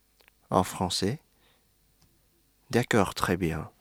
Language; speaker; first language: French; non-native, fluent; Indonesian